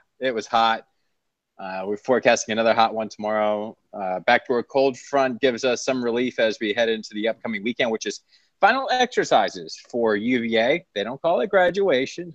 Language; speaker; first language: English; native; English